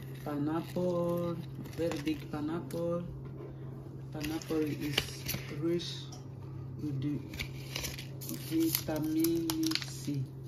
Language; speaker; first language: English; non-native, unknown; Lingala